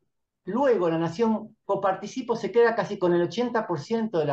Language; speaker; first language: Spanish; native; Spanish